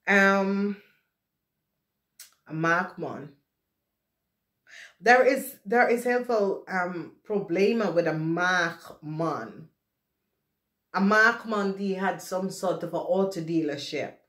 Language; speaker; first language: Dutch; non-native, fluent; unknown